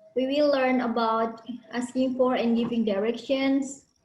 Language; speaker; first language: English; non-native, learner; Indonesian